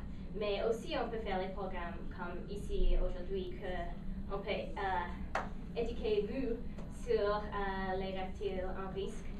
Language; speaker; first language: French; non-native, local second language; English